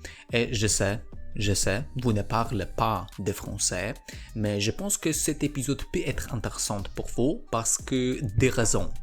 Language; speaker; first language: French; non-native, learner; Polish